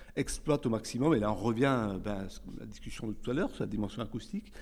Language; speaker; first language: French; native; French